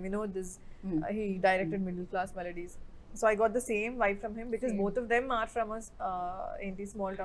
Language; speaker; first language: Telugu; non-native, fluent; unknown